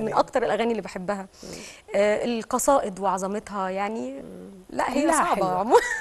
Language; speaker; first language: Arabic; native; Arabic